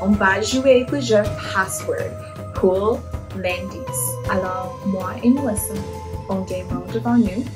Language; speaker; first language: French; non-native, learner; English